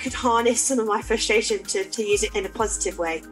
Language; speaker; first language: English; native; English